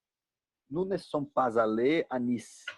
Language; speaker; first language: French; non-native, learner; Portuguese